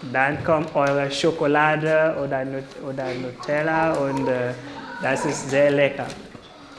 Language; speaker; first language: German; non-native, learner; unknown